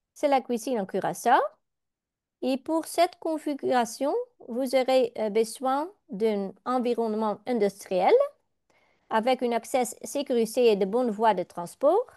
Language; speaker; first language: French; non-native, learner; Dutch